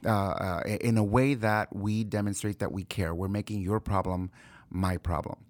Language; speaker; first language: English; early bilingual, other home language; Spanish